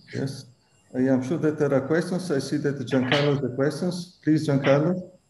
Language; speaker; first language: English; non-native, fluent; Italian